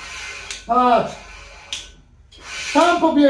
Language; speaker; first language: Polish; native; Polish